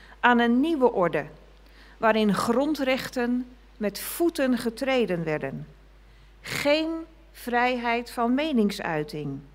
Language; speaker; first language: Dutch; native; Dutch